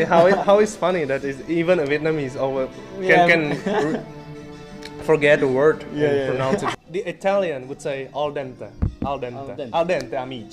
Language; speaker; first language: English; non-native, fluent; Vietnamese